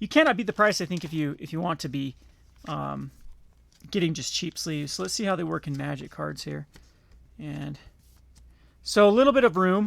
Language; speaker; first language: English; native; English